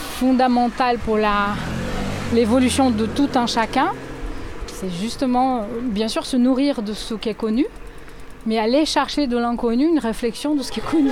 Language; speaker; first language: French; non-native, fluent; Portuguese